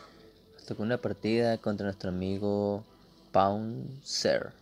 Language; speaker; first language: Spanish; native; Spanish